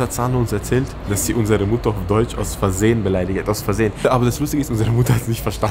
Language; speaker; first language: German; early bilingual, other home language; Persian